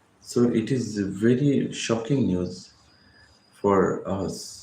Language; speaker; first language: English; non-native, local second language; Bangla